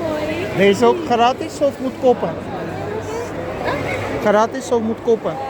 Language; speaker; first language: Dutch; non-native, learner; Armenian